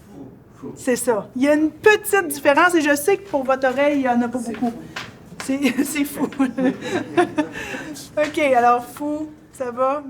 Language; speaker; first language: French; native; French